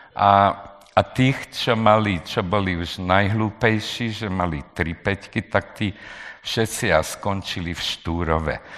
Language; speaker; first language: Slovak; non-native, local second language; Hungarian